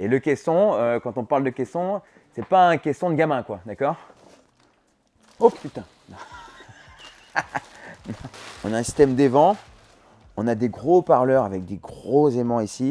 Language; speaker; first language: French; native; French